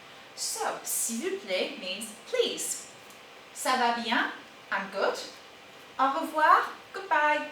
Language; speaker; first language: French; non-native, fluent; English